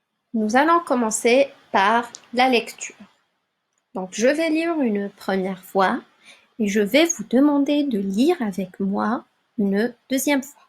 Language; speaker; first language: French; non-native, local second language; Arabic